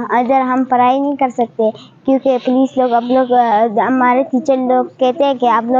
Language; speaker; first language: Hindi; non-native, learner; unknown